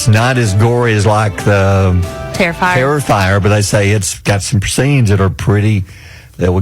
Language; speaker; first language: English; native; English